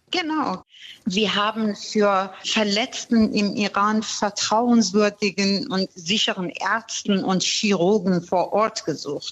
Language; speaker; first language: German; non-native, fluent; Persian